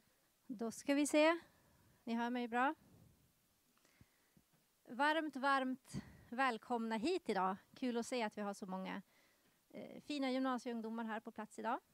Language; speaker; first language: Swedish; native; Swedish